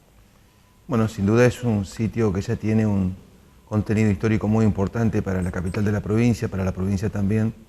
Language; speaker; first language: Spanish; native; Spanish